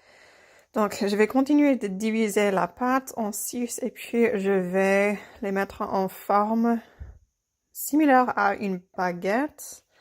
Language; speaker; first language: French; non-native, fluent; English